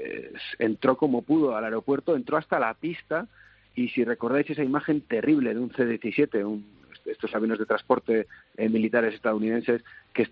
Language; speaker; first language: Spanish; native; Spanish